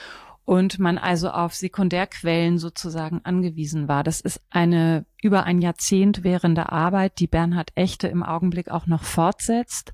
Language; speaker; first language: German; native; German